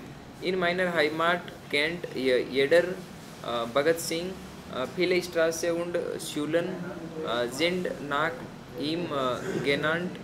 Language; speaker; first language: German; non-native, learner; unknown